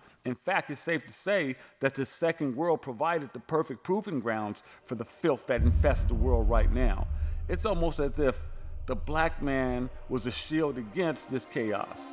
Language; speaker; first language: English; native; English